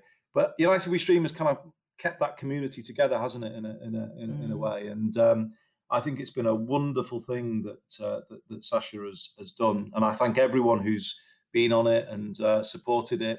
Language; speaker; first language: English; native; English